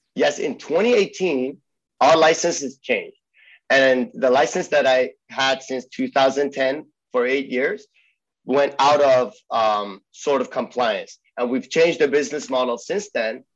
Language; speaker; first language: English; early bilingual, other home language; Persian